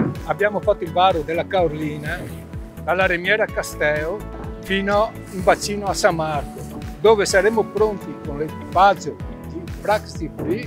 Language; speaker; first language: Italian; native; Italian